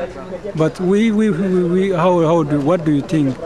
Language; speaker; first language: English; non-native, learner; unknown